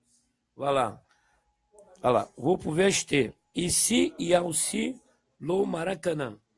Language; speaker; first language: French; non-native, fluent; Portuguese